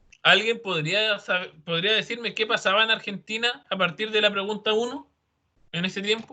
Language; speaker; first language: Spanish; native; Spanish